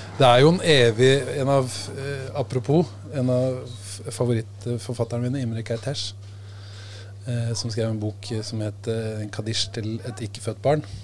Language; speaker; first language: Norwegian; native; Norwegian